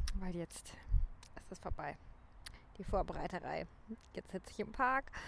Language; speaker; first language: German; native; German